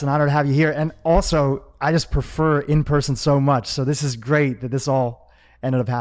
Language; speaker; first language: English; native; English